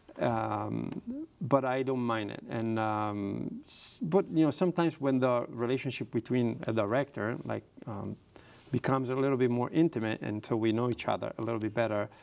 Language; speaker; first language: English; non-native, fluent; Italian